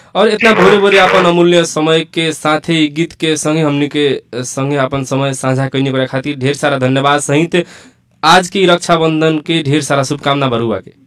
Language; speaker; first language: Bhojpuri; native; Bhojpuri